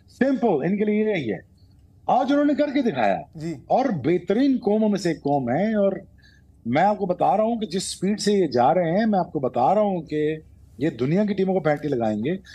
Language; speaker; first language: Urdu; non-native, local second language; Punjabi